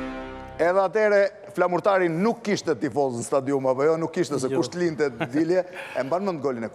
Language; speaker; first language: Albanian; native; Albanian